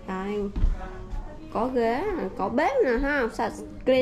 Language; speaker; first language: Vietnamese; non-native, learner; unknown